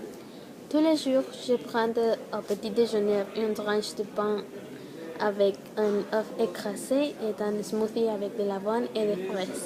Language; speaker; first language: French; non-native, learner; Spanish